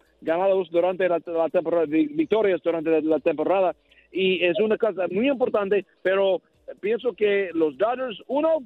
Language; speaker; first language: Spanish; non-native, learner; English